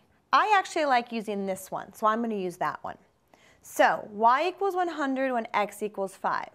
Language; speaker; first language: English; native; English